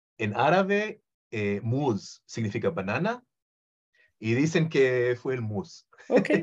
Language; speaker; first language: Spanish; non-native, fluent; Hebrew